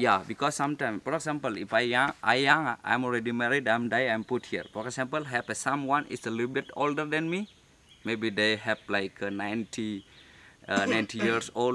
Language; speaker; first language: English; non-native, learner; Indonesian